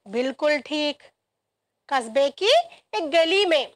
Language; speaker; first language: Hindi; non-native, local second language; Malayalam